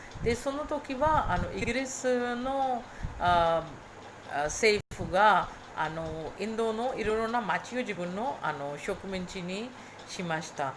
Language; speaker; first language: Japanese; non-native, fluent; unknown